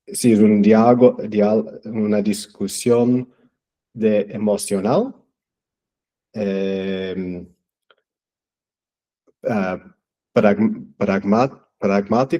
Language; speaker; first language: Spanish; non-native, fluent; English